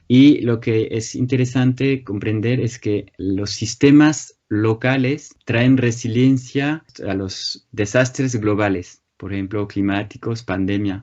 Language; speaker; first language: Spanish; non-native, fluent; French